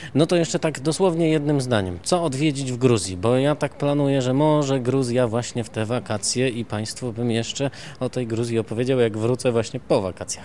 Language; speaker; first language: Polish; native; Polish